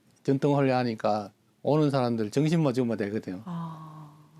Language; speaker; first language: Korean; native; Korean